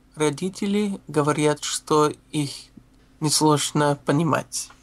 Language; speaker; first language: Russian; non-native, learner; English